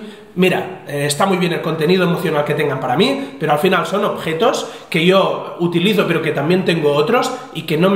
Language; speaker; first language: Spanish; native; Spanish